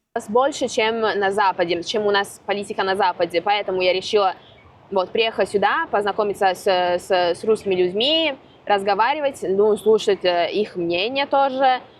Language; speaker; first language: Russian; non-native, fluent; Italian